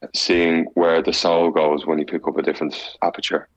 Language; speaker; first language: English; native; English